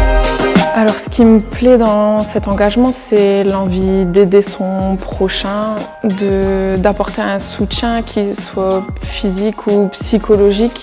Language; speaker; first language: French; native; French